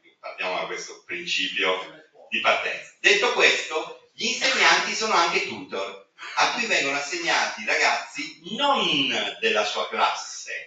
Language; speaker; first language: Italian; native; Italian